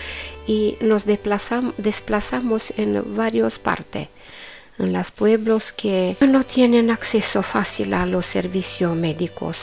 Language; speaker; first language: Spanish; non-native, learner; Romanian